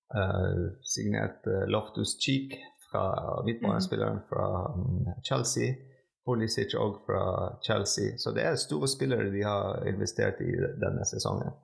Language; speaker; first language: Norwegian; non-native, fluent; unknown